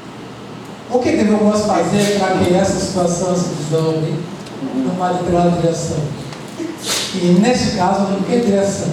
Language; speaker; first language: Portuguese; non-native, fluent; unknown